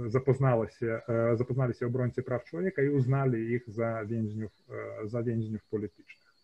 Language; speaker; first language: Polish; early bilingual, heritage; Polish